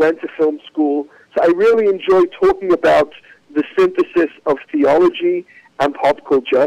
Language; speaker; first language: English; native; English